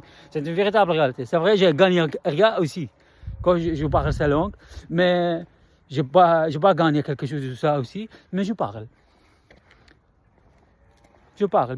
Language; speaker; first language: French; non-native, learner; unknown